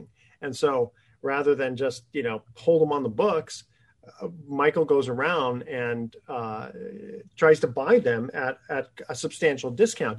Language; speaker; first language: English; native; English